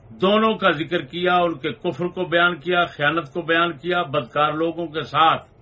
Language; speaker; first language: Urdu; non-native, local second language; Punjabi